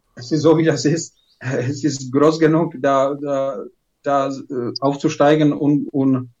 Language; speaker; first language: German; non-native, fluent; Czech